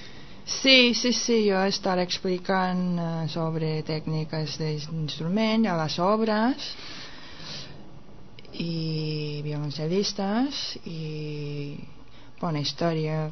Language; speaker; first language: Catalan; non-native, fluent; Japanese